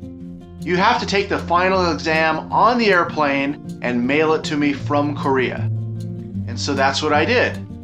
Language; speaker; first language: English; native; English